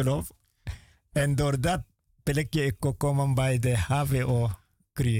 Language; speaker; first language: Dutch; non-native, learner; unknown